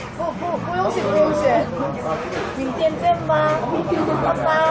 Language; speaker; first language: Chinese; non-native, learner; Korean